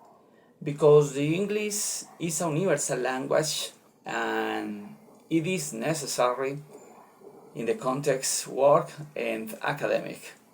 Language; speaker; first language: English; non-native, learner; Spanish